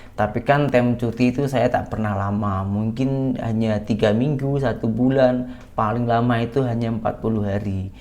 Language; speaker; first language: Indonesian; native; Indonesian